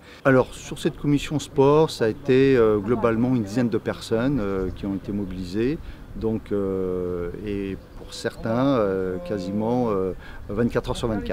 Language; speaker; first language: French; native; French